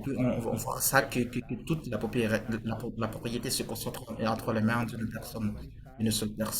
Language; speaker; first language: French; non-native, fluent; Portuguese